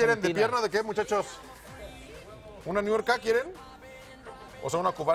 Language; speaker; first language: Spanish; native; Spanish